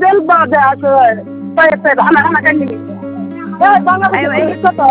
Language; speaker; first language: Arabic; non-native, learner; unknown